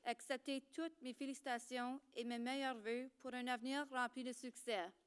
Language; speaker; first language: French; non-native, learner; English